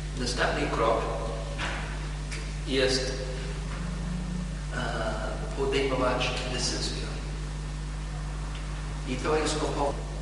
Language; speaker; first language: Polish; non-native, learner; English